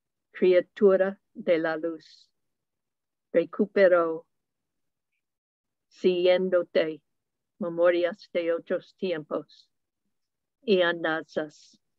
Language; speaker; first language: Spanish; non-native, fluent; English